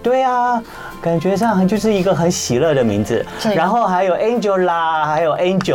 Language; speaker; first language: Chinese; native; Chinese